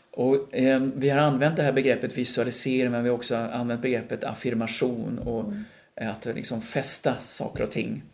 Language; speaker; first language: Swedish; native; Swedish